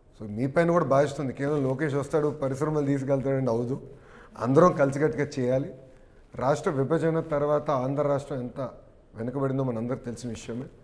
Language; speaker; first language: Telugu; native; Telugu